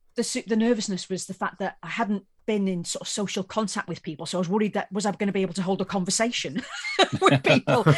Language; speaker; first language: English; native; English